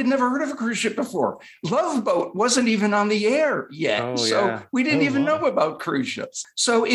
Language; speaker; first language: English; native; English